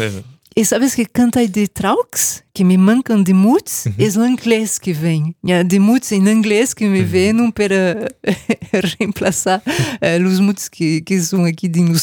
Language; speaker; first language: French; non-native, fluent; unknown